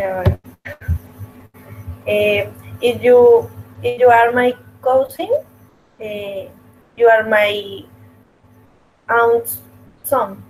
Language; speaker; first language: English; non-native, learner; Spanish